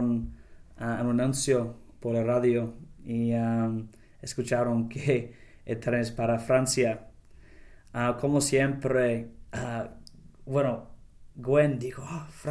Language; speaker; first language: Spanish; non-native, learner; English